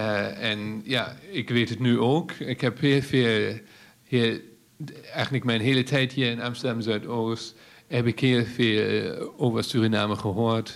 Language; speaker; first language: Dutch; non-native, fluent; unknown